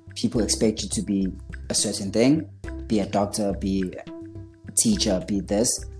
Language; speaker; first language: English; non-native, local second language; Zulu